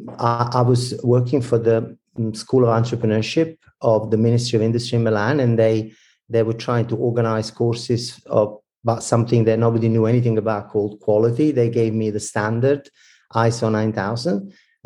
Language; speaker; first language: English; non-native, fluent; Italian